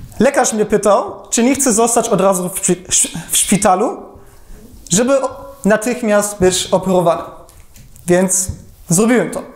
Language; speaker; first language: Polish; non-native, fluent; German